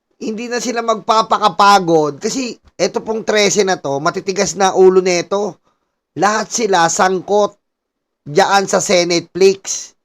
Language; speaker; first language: Filipino; native; Filipino